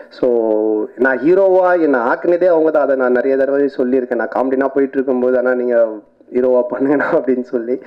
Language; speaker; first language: Tamil; native; Tamil